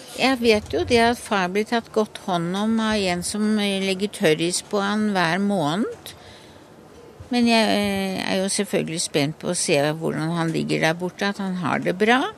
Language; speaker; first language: Norwegian; native; Norwegian